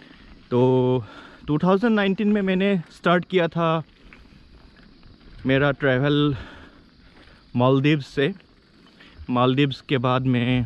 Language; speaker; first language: Hindi; non-native, local second language; Assamese